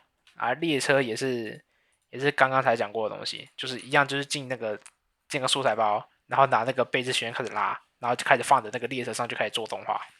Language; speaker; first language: Chinese; native; Chinese